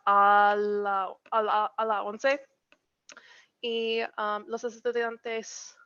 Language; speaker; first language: Spanish; non-native, learner; English